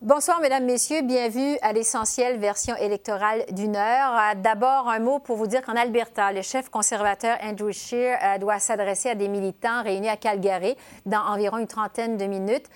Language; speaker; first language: French; native; French